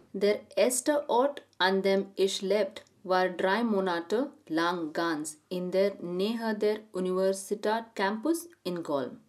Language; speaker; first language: German; non-native, learner; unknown